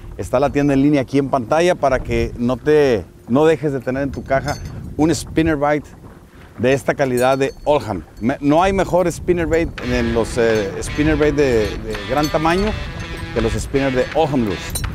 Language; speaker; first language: Spanish; native; Spanish